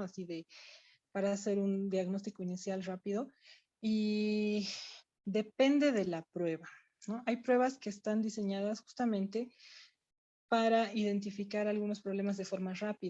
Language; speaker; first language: Spanish; native; Spanish